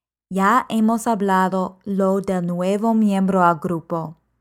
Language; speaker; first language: Spanish; non-native, fluent; English